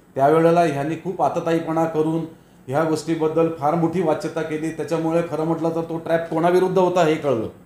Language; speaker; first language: Marathi; native; Marathi